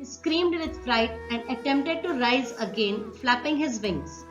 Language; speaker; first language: English; non-native, local second language; Marathi